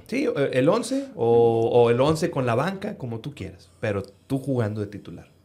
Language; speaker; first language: Spanish; native; Spanish